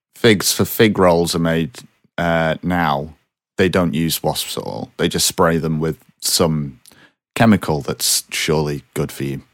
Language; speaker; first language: English; native; English